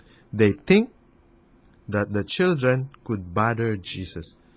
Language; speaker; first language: English; non-native, fluent; Chinese